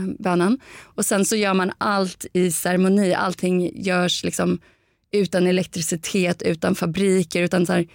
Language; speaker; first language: Swedish; native; Swedish